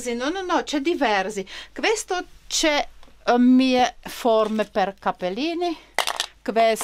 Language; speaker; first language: Italian; non-native, learner; Czech